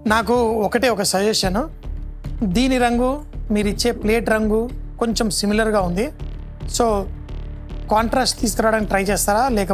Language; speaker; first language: Telugu; native; Telugu